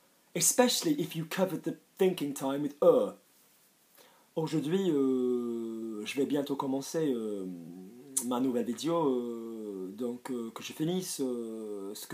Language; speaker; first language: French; non-native, fluent; English